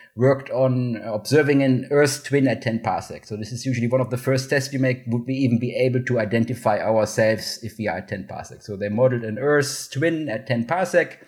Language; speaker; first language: English; non-native, fluent; German